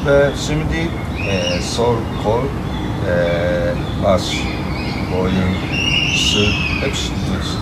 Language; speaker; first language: Turkish; non-native, learner; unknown